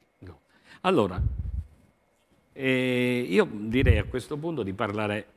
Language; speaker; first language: Italian; native; Italian